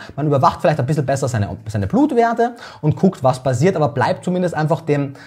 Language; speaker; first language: German; native; German